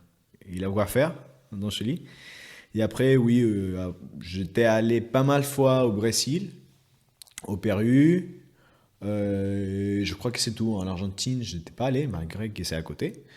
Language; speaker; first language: French; non-native, fluent; Spanish